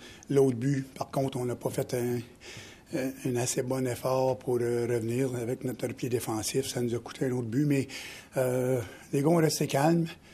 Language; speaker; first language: French; native; French